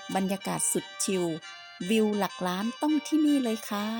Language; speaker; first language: Thai; native; Thai